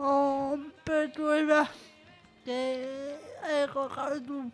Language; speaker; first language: Spanish; non-native, learner; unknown